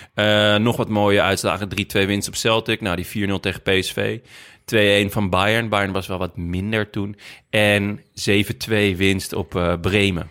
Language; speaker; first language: Dutch; native; Dutch